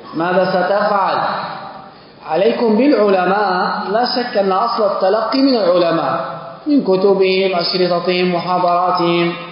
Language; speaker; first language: Arabic; native; Arabic